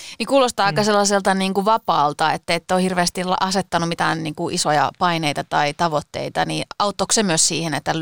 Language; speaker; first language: Finnish; early bilingual, other home language; Persian